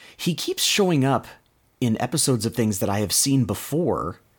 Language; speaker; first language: English; native; English